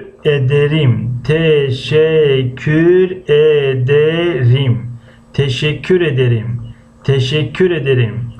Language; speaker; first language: Turkish; non-native, fluent; Tajik